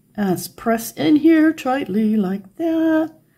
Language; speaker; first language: English; native; English